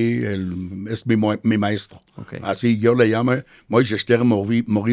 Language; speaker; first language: Spanish; non-native, fluent; Hebrew